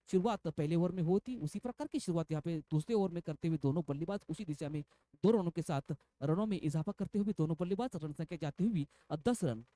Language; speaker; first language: Hindi; non-native, local second language; Marathi